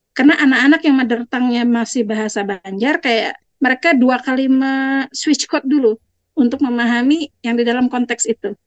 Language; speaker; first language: Indonesian; non-native, local second language; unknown